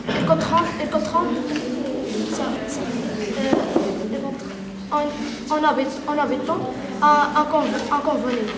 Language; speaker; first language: French; non-native, learner; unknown